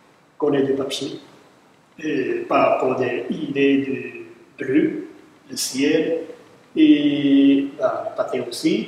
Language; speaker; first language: French; non-native, fluent; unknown